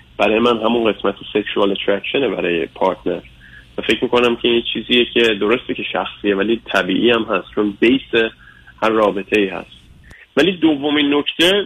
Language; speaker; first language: Persian; early bilingual, other home language; English